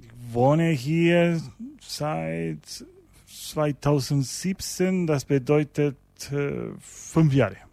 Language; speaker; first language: German; non-native, learner; Spanish